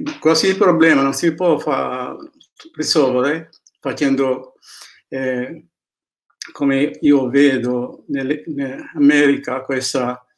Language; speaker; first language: Italian; non-native, learner; Sinhala